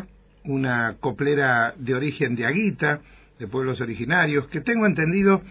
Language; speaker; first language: Spanish; native; Spanish